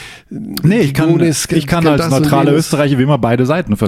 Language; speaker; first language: German; native; German